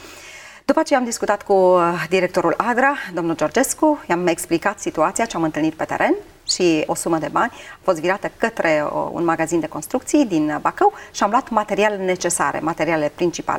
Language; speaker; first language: Romanian; native; Romanian